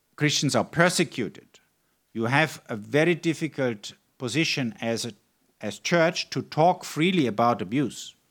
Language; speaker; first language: English; non-native, fluent; German